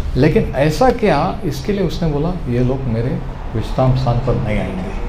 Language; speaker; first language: Hindi; non-native, local second language; Marathi